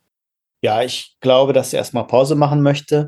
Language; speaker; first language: German; native; German